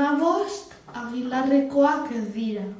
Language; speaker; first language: Basque; non-native, local second language; Spanish